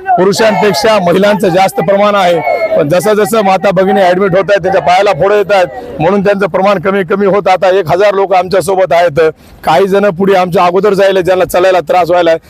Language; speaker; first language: Marathi; native; Marathi